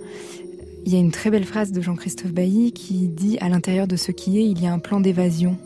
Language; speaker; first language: French; native; French